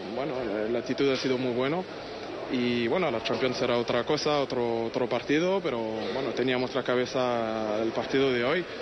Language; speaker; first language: Spanish; non-native, fluent; French